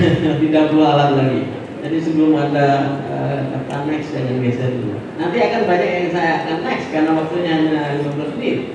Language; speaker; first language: Indonesian; non-native, local second language; Madurese